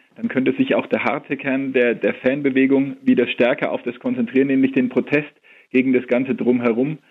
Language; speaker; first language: German; native; German